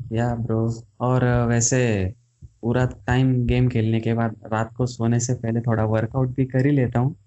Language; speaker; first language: Hindi; non-native, local second language; Marathi